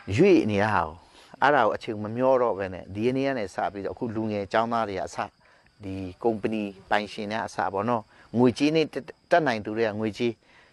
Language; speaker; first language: Burmese; non-native, local second language; Hakha Chin